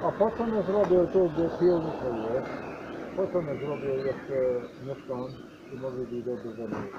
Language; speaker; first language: Polish; non-native, learner; Croatian